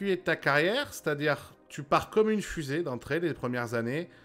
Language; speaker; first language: French; native; French